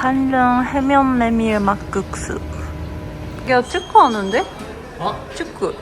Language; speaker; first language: Korean; non-native, fluent; Japanese